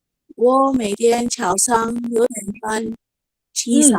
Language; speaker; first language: Chinese; non-native, learner; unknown